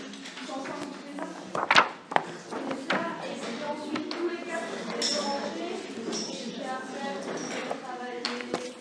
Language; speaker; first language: French; native; French